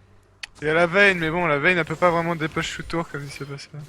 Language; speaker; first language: French; native; French